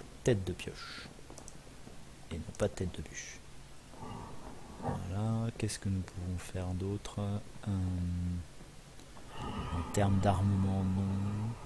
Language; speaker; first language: French; native; French